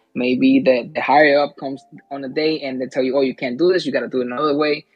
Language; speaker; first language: English; early bilingual, other home language; Spanish